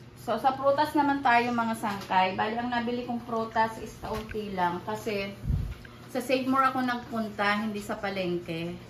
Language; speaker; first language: Filipino; non-native, local second language; Cebuano